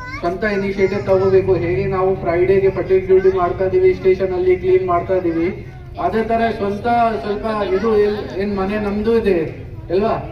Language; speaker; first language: Kannada; non-native, local second language; Hindi